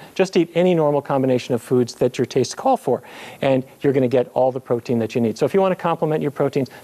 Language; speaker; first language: English; native; English